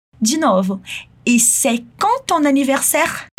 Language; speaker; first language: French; non-native, fluent; Portuguese